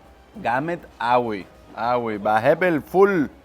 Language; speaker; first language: Arabic; non-native, learner; Spanish